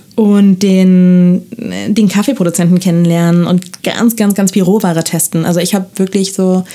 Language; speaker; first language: German; non-native, fluent; Spanish